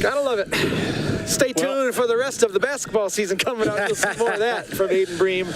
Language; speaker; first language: English; native; English